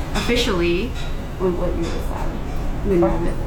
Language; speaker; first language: English; native; English